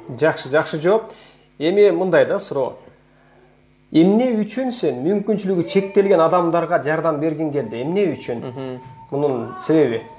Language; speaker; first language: Kyrgyz; native; Kyrgyz